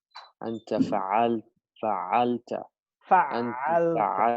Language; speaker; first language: Arabic; non-native, learner; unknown